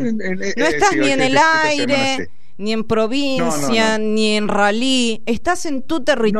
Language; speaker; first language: Spanish; native; Spanish